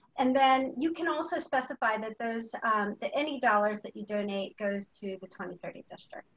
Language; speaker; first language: English; native; English